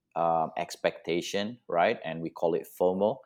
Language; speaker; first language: English; non-native, fluent; Indonesian